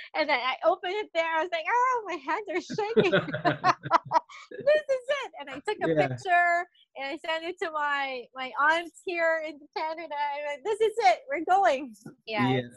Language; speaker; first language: English; non-native, local second language; Filipino